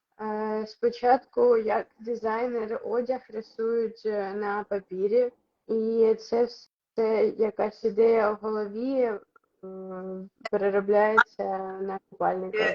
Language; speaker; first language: Ukrainian; non-native, local second language; Russian